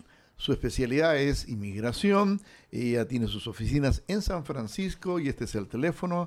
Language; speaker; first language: Spanish; native; Spanish